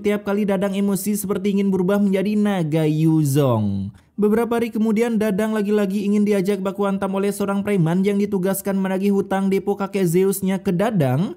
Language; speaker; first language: Indonesian; native; Indonesian